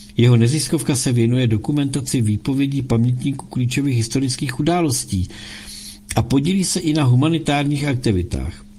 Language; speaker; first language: Czech; native; Czech